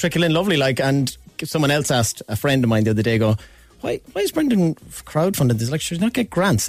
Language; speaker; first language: English; native; English